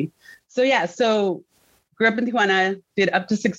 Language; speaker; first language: English; early bilingual, other home language; Spanish